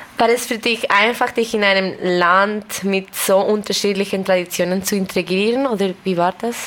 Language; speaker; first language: German; native; German